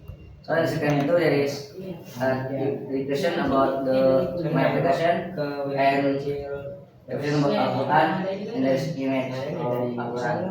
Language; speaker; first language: English; non-native, learner; Indonesian